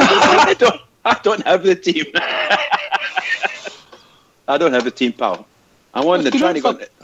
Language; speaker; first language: English; native; English